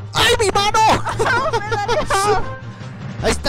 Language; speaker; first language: Spanish; native; Spanish